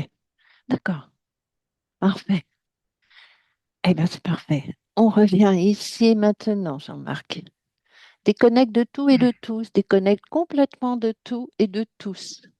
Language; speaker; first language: French; native; French